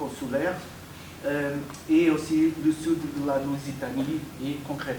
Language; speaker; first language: French; non-native, fluent; Portuguese